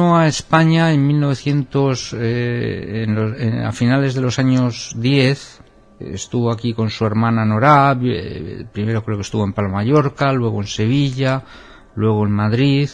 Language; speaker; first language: Spanish; native; Spanish